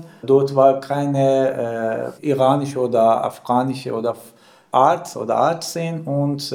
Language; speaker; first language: German; non-native, learner; Persian